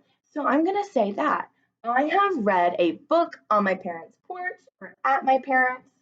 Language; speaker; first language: English; native; English